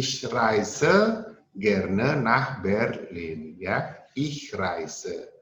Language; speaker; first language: German; non-native, learner; Indonesian